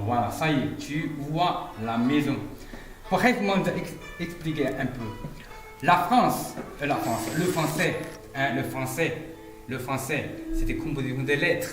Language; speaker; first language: French; non-native, fluent; Chinese